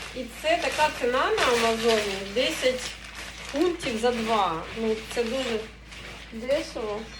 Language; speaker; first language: Ukrainian; non-native, local second language; Russian